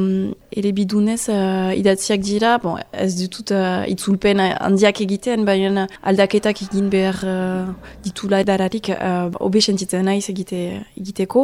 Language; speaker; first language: Basque; non-native, local second language; French